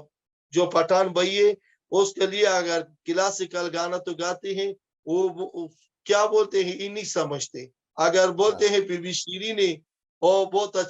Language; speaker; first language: Hindi; non-native, fluent; Pashto